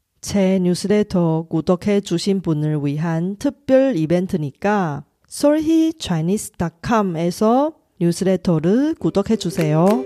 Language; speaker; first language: Korean; non-native, fluent; Chinese